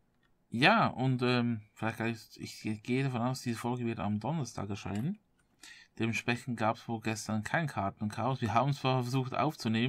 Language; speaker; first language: German; native; German